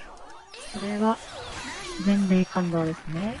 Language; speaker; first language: Japanese; native; Japanese